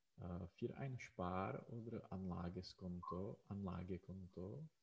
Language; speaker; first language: German; non-native, learner; Czech